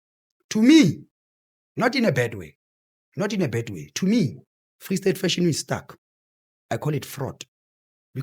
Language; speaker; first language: English; non-native, local second language; Southern Sotho